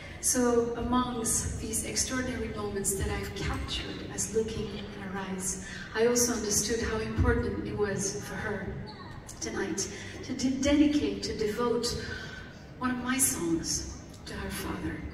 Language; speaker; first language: English; non-native, fluent; French